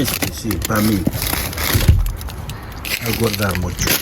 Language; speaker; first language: Spanish; non-native, learner; Arabic